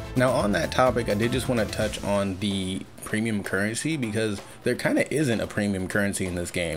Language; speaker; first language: English; native; English